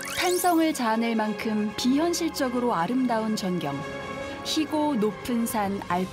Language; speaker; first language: Korean; native; Korean